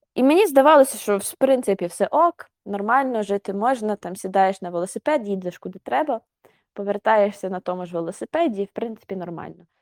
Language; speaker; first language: Ukrainian; native; Ukrainian